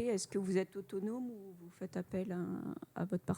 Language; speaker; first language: French; native; French